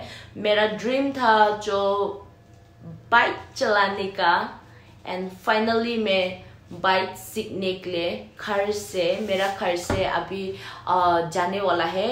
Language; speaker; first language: Hindi; non-native, local second language; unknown